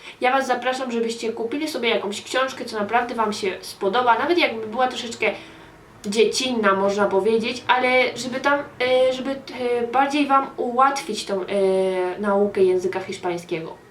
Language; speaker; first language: Polish; early bilingual, heritage; Polish